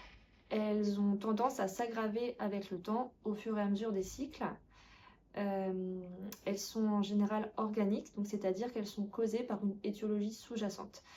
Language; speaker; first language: French; native; French